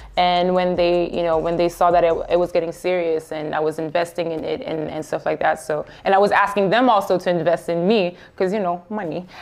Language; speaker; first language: English; early bilingual, other home language; Haitian Creole